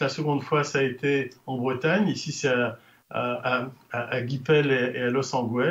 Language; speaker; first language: French; native; French